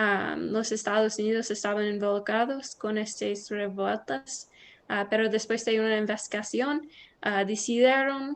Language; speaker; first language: Spanish; non-native, learner; English